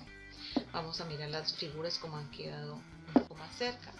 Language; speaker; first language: Spanish; native; Spanish